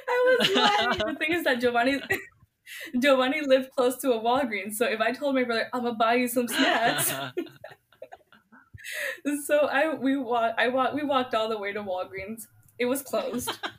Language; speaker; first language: English; native; English